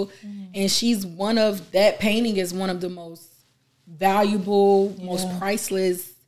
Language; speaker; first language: English; native; English